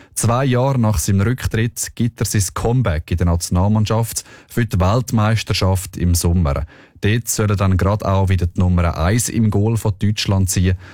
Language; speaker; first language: German; native; German